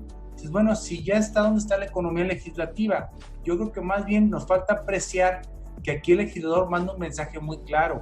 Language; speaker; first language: Spanish; native; Spanish